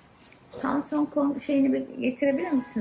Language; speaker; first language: Turkish; native; Turkish